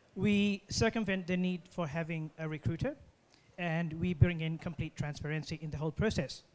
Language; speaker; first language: English; non-native, fluent; Portuguese